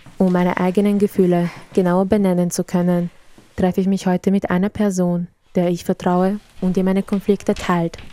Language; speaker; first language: German; early bilingual, other home language; Serbian